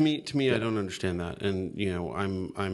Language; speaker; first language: English; native; English